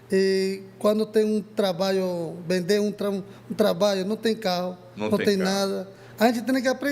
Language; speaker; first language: Portuguese; non-native, learner; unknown